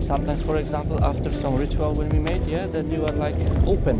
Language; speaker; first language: English; non-native, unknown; Polish